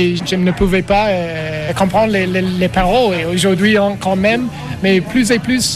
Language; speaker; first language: French; non-native, learner; English